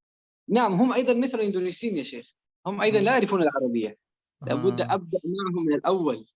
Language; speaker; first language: Arabic; non-native, fluent; Persian